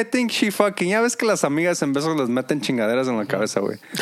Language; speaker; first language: Spanish; early bilingual, heritage; Spanish